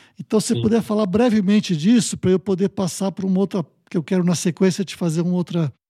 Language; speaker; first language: Portuguese; native; Portuguese